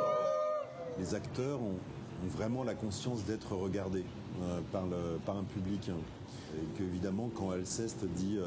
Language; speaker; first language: French; native; French